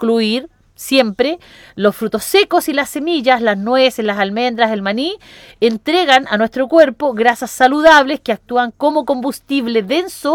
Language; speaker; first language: Spanish; native; Spanish